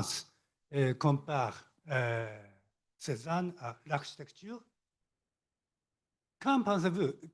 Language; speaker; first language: French; non-native, learner; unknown